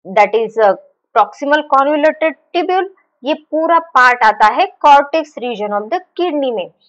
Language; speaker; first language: Hindi; non-native, local second language; Marathi